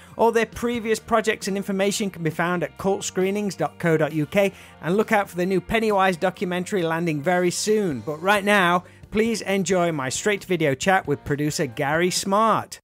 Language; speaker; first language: English; native; English